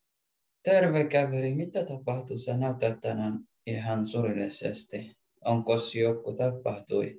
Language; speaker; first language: Finnish; non-native, learner; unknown